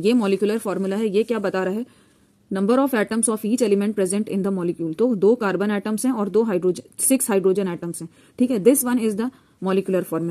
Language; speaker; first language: Hindi; native; Hindi